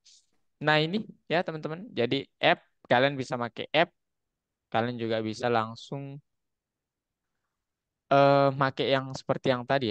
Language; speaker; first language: Indonesian; native; Indonesian